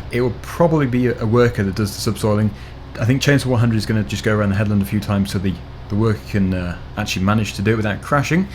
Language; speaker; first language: English; native; English